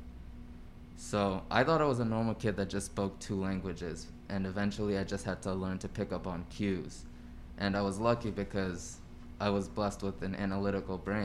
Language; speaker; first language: English; native; English